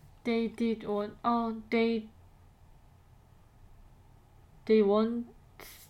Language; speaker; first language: English; non-native, learner; Korean